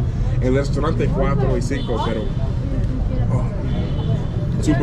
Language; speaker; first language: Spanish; non-native, learner; English